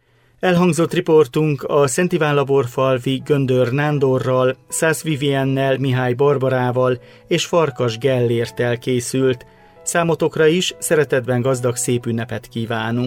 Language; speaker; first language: Hungarian; native; Hungarian